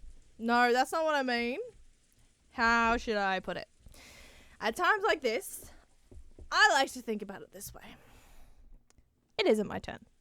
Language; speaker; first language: English; native; English